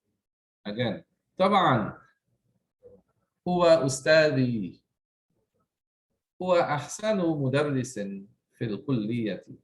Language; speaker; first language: Arabic; non-native, fluent; English